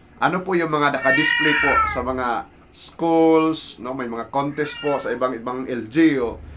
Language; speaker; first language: Filipino; non-native, local second language; Cebuano